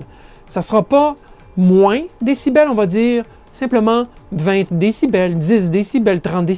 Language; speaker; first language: French; native; French